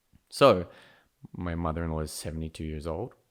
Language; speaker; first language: English; native; English